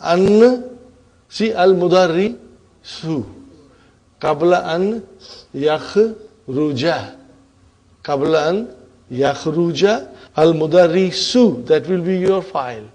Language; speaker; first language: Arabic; non-native, fluent; Urdu